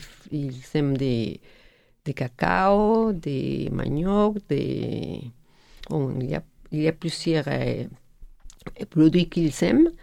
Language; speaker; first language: French; non-native, learner; Spanish